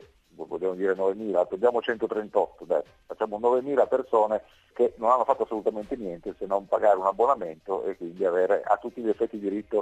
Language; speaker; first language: Italian; native; Italian